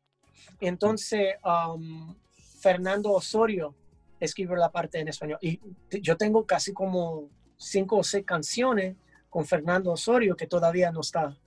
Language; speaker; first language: Spanish; early bilingual, heritage; English